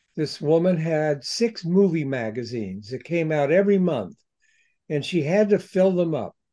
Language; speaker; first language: English; native; English